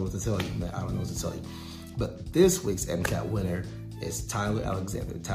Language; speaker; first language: English; native; English